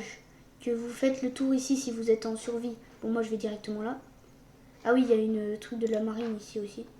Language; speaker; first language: French; native; French